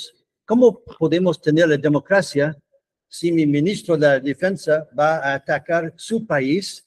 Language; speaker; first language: Spanish; non-native, fluent; English